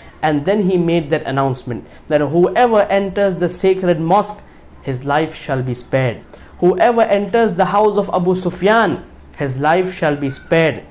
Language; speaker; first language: English; non-native, local second language; Urdu